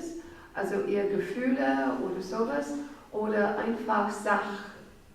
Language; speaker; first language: German; non-native, fluent; English